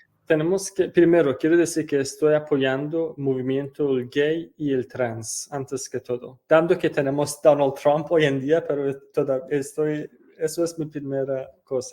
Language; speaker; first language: Spanish; non-native, fluent; Persian